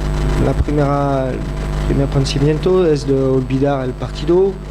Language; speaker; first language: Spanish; non-native, fluent; French